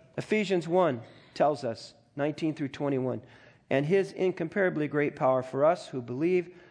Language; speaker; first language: English; native; English